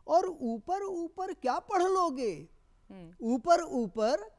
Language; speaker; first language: Hindi; native; Hindi